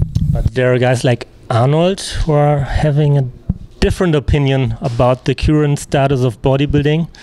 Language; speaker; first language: English; non-native, fluent; German